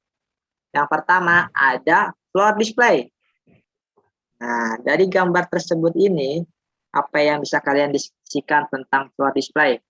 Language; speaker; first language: Indonesian; native; Indonesian